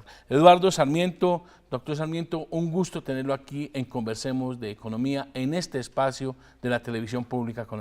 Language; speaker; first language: Spanish; native; Spanish